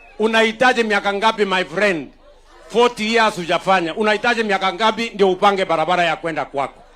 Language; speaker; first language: Swahili; non-native, local second language; Kalenjin